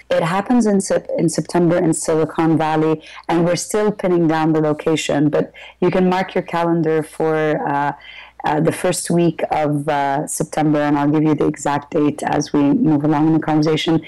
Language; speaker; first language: English; early bilingual, other home language; Arabic